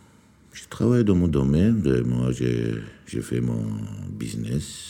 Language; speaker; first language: French; non-native, learner; Georgian